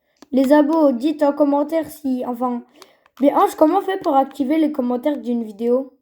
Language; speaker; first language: French; native; French